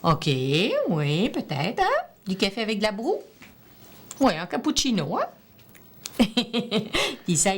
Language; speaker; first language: French; native; French